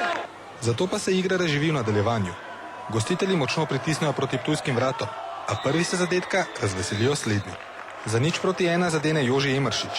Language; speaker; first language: Slovenian; native; Slovenian